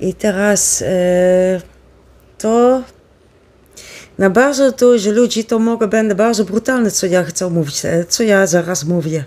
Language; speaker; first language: Polish; non-native, learner; Dutch